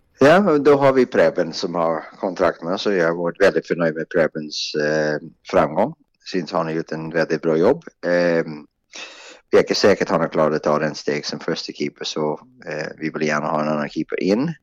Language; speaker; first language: Norwegian; non-native, fluent; Swedish